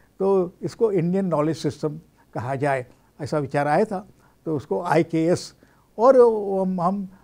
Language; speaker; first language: Hindi; non-native, local second language; Marathi